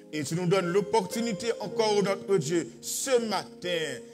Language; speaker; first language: French; non-native, local second language; Haitian Creole